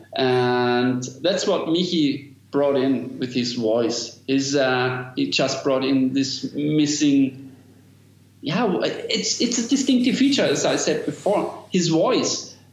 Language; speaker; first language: English; non-native, fluent; German